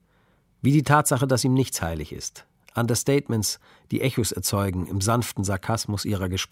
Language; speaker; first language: German; native; German